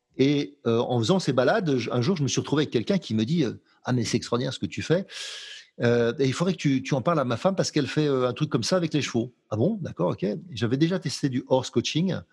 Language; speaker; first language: French; native; French